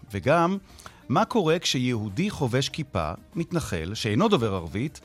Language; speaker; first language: Hebrew; native; Hebrew